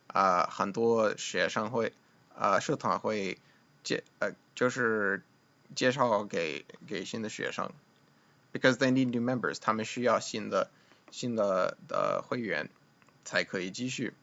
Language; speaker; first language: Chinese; non-native, fluent; English